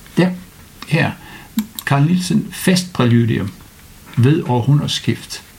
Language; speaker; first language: Danish; non-native, fluent; English